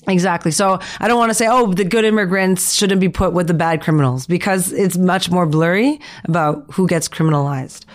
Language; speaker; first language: English; early bilingual, other home language; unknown